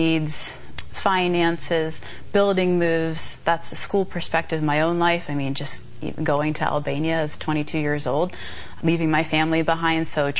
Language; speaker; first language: English; native; English